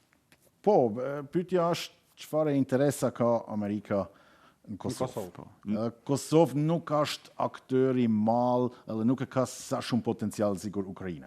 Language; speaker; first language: Albanian; non-native, learner; German